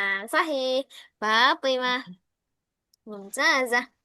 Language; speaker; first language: Arabic; non-native, fluent; Indonesian